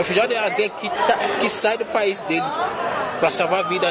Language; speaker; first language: Portuguese; non-native, fluent; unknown